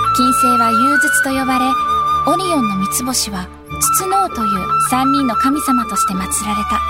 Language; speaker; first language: Japanese; native; Japanese